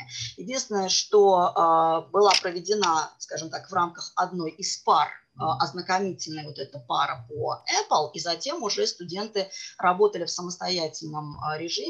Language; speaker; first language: Russian; native; Russian